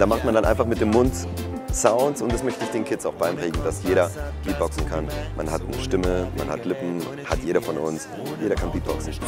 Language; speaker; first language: German; native; German